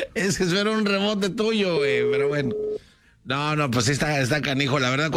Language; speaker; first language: Spanish; native; Spanish